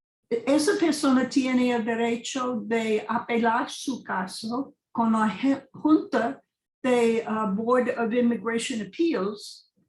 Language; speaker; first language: Spanish; non-native, fluent; English